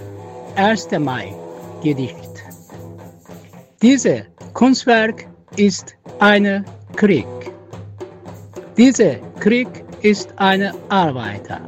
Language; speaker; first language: German; non-native, learner; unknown